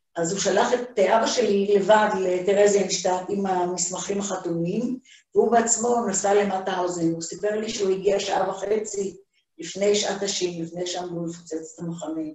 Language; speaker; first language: Hebrew; early bilingual, other home language; Hungarian